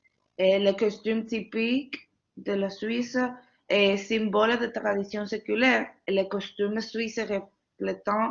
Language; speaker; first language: French; non-native, learner; Spanish